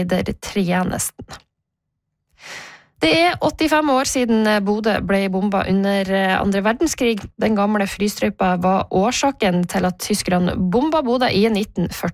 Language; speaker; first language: Norwegian; native; Norwegian